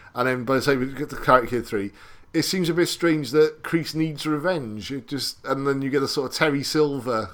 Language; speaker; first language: English; native; English